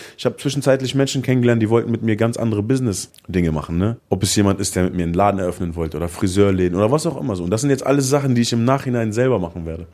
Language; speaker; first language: German; early bilingual, other home language; Arabic